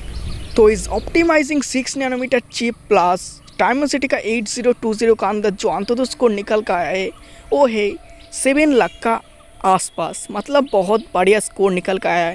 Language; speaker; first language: Hindi; non-native, local second language; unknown